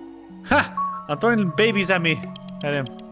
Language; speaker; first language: English; native; English